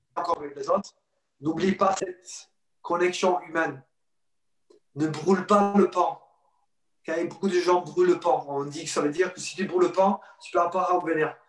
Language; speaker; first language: French; non-native, fluent; English